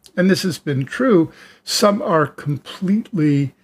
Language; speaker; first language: English; native; English